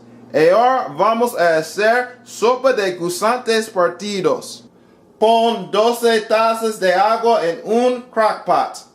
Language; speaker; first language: Spanish; non-native, learner; English